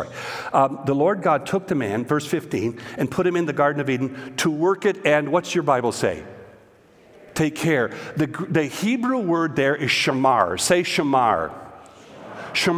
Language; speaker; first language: English; native; English